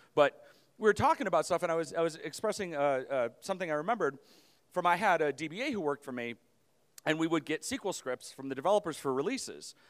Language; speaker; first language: English; native; English